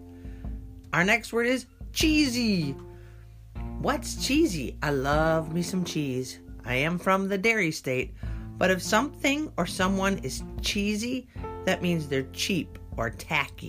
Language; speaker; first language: English; native; English